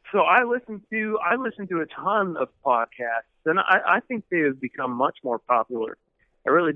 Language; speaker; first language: English; native; English